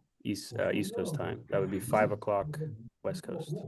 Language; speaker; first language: English; native; English